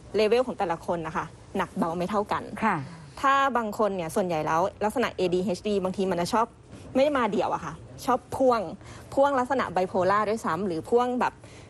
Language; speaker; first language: Thai; early bilingual, other home language; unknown